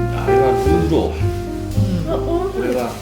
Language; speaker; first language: Japanese; native; Japanese